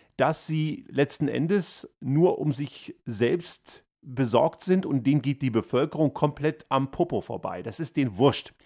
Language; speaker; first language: German; early bilingual, other home language; Croatian